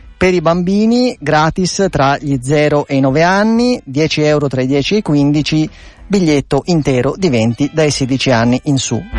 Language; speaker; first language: Italian; native; Italian